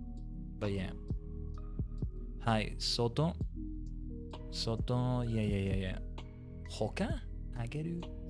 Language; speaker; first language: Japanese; non-native, learner; English